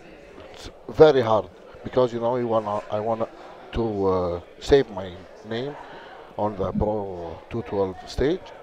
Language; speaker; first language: English; non-native, learner; Arabic